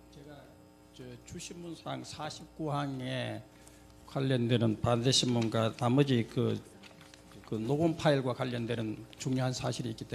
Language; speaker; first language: Korean; native; Korean